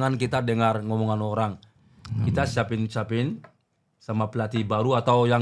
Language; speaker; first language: Indonesian; non-native, learner; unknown